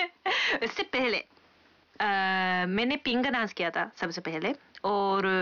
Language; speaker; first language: Hindi; non-native, fluent; Japanese